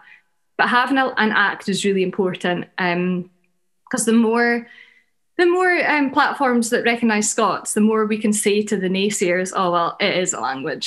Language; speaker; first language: English; native; English